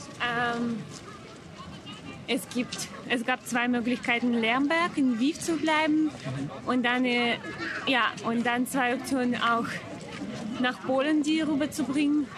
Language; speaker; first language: German; non-native, fluent; Ukrainian